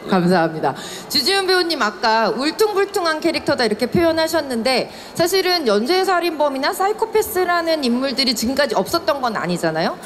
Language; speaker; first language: Korean; native; Korean